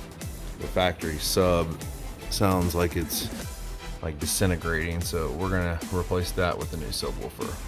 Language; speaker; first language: English; native; English